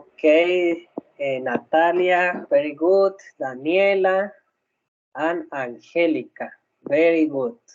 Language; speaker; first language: English; non-native, learner; Spanish